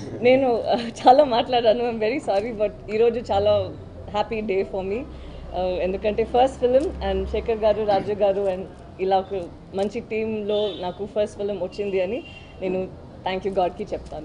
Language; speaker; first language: Telugu; non-native, fluent; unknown